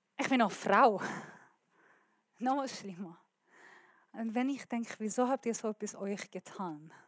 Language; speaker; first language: German; non-native, learner; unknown